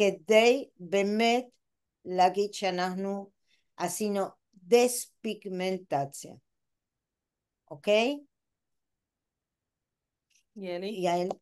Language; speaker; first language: Hebrew; non-native, fluent; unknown